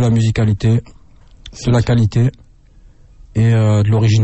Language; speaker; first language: French; native; French